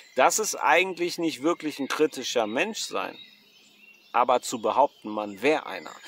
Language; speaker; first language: German; native; German